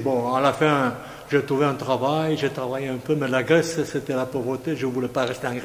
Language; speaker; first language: French; non-native, fluent; Greek